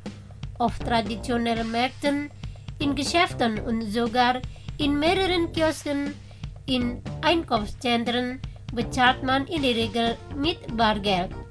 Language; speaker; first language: German; non-native, fluent; Indonesian